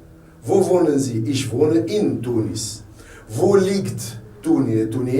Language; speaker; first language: German; non-native, fluent; Arabic